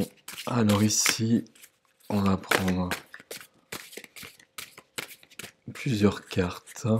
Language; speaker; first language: French; native; French